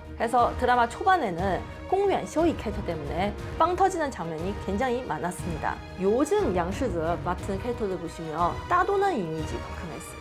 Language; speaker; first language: Korean; non-native, fluent; Chinese